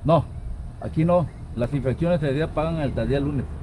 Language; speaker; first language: Spanish; native; Spanish